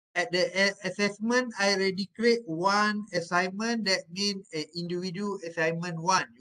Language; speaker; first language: English; non-native, local second language; Malay